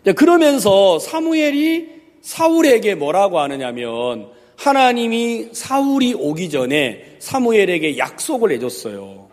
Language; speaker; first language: Korean; native; Korean